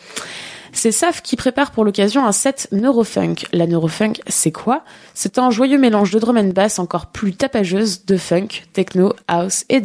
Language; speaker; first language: French; native; French